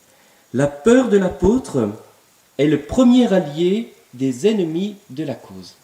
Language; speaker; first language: French; native; French